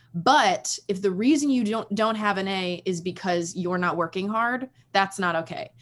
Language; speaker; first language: English; early bilingual, other home language; Spanish